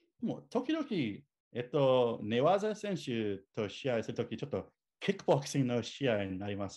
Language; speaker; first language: Japanese; non-native, learner; English